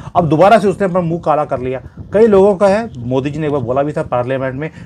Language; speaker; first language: Hindi; native; Hindi